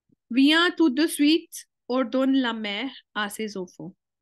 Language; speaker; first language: French; non-native, fluent; Hindi